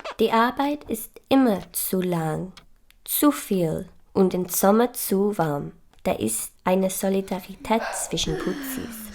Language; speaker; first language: German; non-native, learner; English